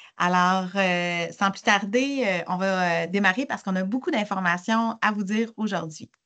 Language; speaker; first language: French; native; French